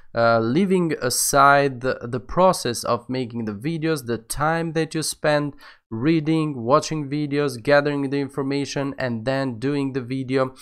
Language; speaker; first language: English; non-native, fluent; Albanian